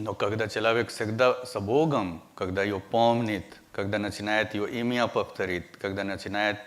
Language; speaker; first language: Russian; non-native, learner; Hindi